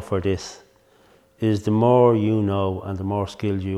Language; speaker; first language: English; native; English